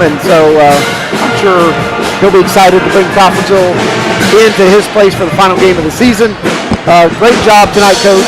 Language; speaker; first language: English; native; English